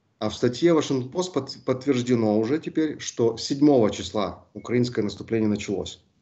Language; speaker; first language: Russian; native; Russian